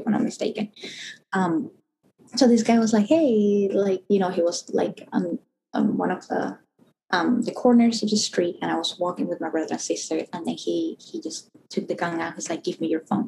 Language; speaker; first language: English; non-native, fluent; Spanish